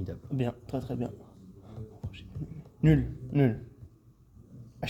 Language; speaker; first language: French; native; French